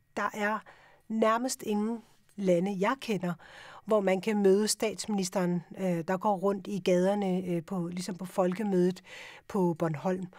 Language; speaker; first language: Danish; early bilingual, other home language; Urdu